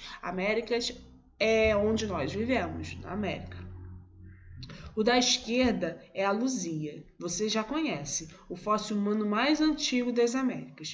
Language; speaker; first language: Portuguese; native; Portuguese